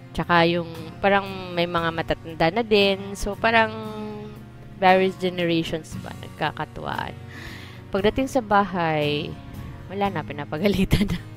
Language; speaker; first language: Filipino; non-native, local second language; Cebuano